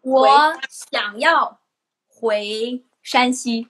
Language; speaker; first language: Chinese; non-native, learner; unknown